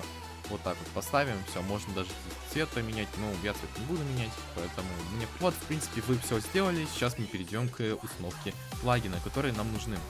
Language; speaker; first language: Russian; native; Russian